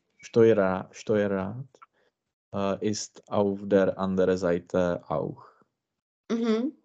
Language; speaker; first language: German; non-native, learner; Czech